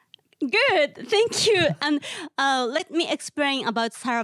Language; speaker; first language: English; non-native, learner; Japanese